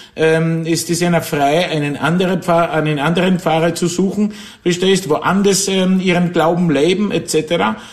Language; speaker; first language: German; non-native, fluent; Polish